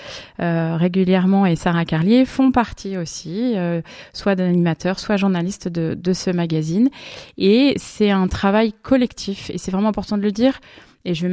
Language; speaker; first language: French; native; French